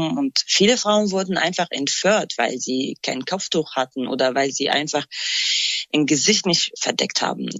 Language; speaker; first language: German; non-native, fluent; Kurdish